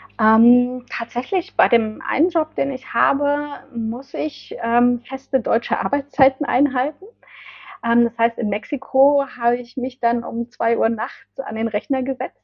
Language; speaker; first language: German; native; German